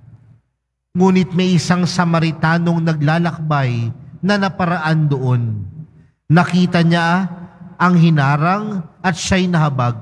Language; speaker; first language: Filipino; native; Filipino